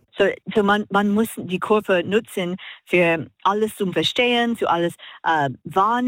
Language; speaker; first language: German; non-native, learner; English